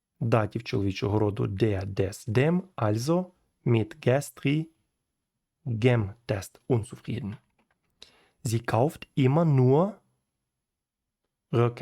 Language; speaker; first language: German; non-native, learner; Ukrainian